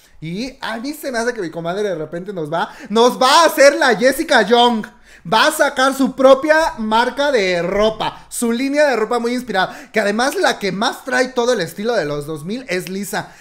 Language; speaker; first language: Spanish; native; Spanish